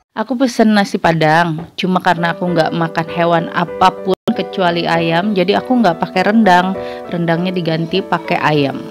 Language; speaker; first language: Indonesian; native; Indonesian